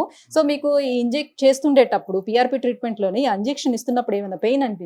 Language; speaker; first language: Telugu; native; Telugu